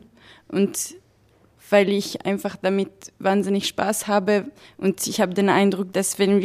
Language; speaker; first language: German; non-native, fluent; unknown